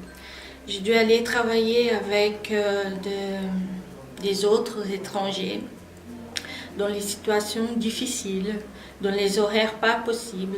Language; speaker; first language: French; non-native, fluent; Portuguese